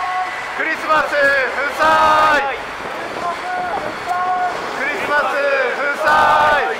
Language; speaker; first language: Japanese; native; Japanese